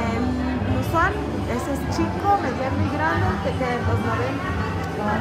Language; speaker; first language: Spanish; native; Spanish